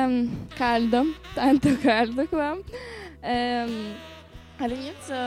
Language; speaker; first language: Italian; non-native, learner; Russian